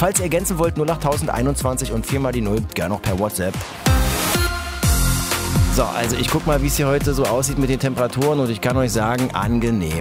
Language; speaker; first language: German; native; German